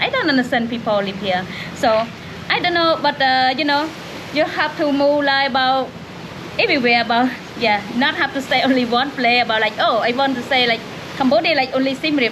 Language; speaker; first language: English; non-native, learner; Khmer